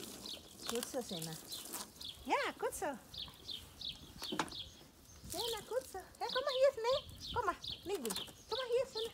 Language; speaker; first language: Dutch; non-native, learner; Indonesian